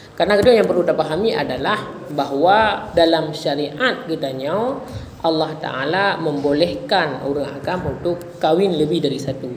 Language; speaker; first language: Indonesian; non-native, local second language; Achinese